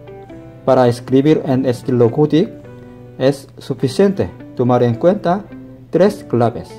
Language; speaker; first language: Spanish; non-native, learner; Korean